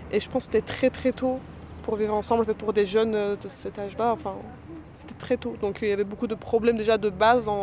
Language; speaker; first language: French; non-native, fluent; Persian